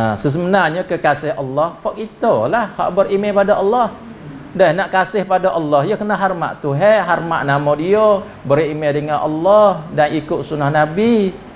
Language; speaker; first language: Malay; native; Malay